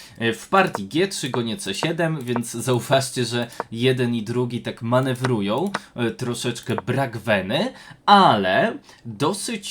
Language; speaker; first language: Polish; native; Polish